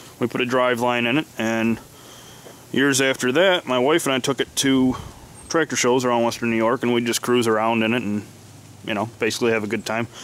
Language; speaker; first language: English; native; English